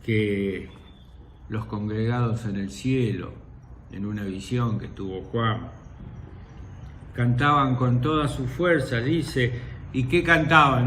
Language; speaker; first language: Spanish; native; Spanish